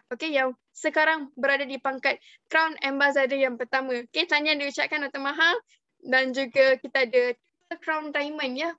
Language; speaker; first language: Malay; native; Malay